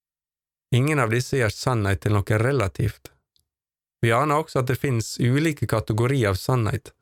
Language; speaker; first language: Norwegian; native; Norwegian